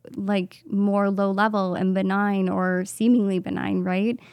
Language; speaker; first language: English; native; English